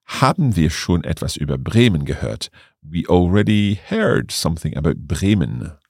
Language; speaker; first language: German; non-native, fluent; English